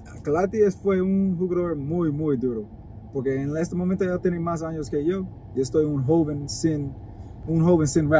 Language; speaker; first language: Spanish; non-native, learner; English